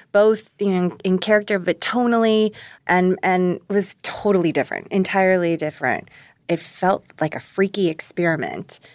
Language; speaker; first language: English; early bilingual, other home language; Korean